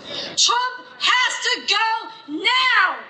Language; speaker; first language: English; native; English